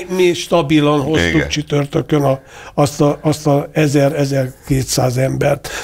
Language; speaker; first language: Hungarian; native; Hungarian